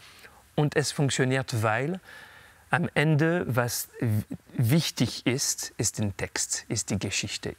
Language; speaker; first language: German; non-native, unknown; French